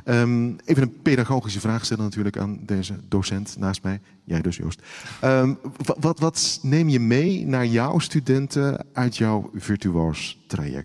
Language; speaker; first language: Dutch; native; Dutch